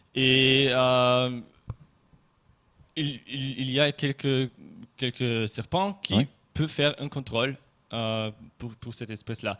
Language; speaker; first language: French; non-native, fluent; German